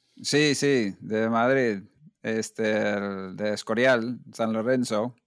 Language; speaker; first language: Spanish; non-native, fluent; English